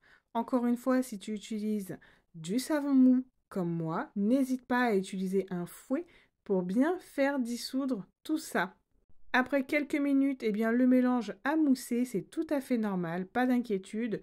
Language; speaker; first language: French; native; French